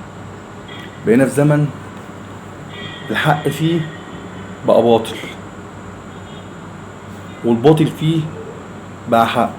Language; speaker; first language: Arabic; native; Arabic